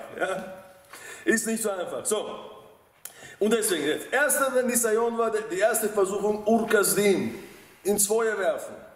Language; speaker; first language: German; non-native, fluent; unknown